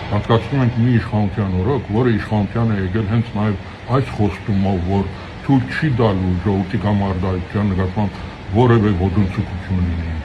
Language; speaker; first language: Armenian; early bilingual, heritage; Armenian